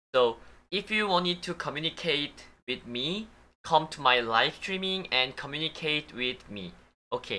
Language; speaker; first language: English; non-native, learner; Korean